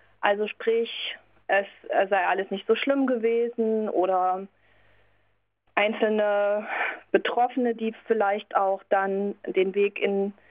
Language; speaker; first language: German; native; German